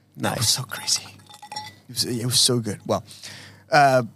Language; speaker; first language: English; non-native, fluent; Spanish